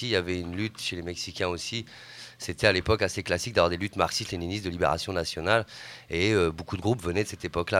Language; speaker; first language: French; native; French